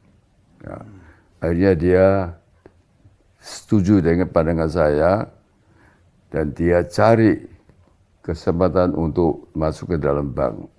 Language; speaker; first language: Indonesian; non-native, local second language; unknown